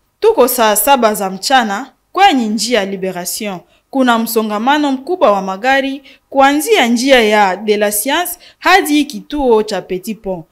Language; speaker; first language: Swahili; non-native, local second language; Nande